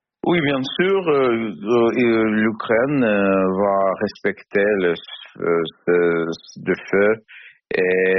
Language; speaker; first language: French; non-native, learner; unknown